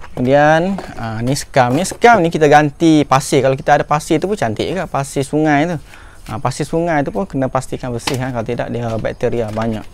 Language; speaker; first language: Malay; native; Malay